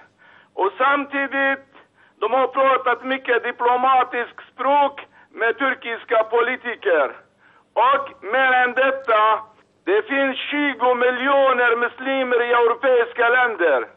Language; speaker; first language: Swedish; non-native, fluent; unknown